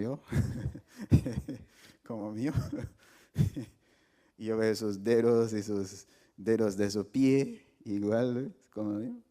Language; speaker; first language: Spanish; non-native, fluent; English